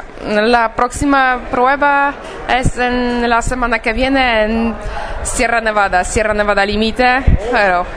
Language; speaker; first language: Spanish; non-native, fluent; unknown